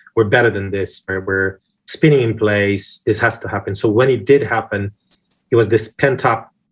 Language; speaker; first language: English; non-native, fluent; Portuguese